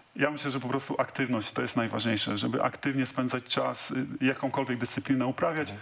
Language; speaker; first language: Polish; native; Polish